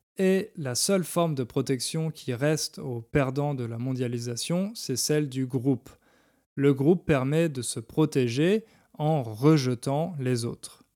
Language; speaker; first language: French; native; French